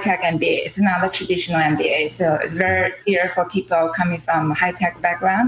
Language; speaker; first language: English; non-native, fluent; Chinese